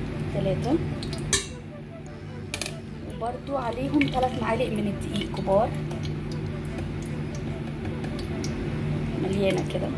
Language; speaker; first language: Arabic; native; Arabic